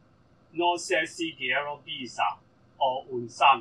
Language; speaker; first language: Spanish; non-native, learner; Cantonese